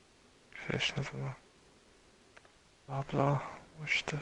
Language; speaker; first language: German; native; German